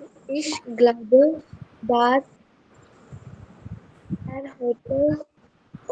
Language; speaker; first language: German; non-native, learner; Hindi